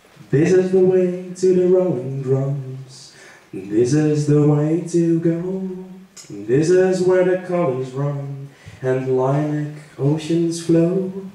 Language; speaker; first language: English; non-native, fluent; Dutch